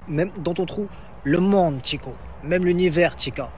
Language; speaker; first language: French; native; French